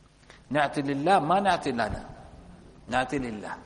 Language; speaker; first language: Arabic; native; Arabic